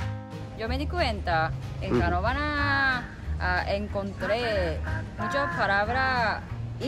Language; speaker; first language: Spanish; non-native, learner; Japanese